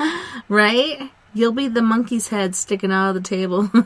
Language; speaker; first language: English; native; English